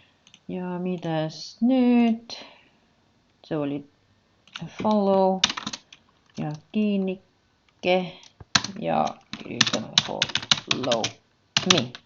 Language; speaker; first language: Finnish; non-native, learner; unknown